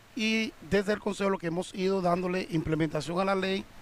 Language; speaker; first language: Spanish; native; Spanish